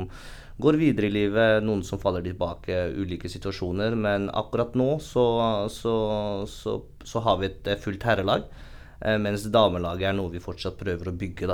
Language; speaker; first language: Norwegian; native; Norwegian